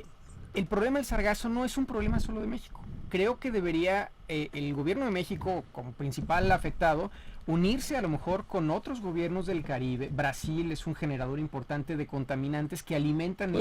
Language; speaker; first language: Spanish; native; Spanish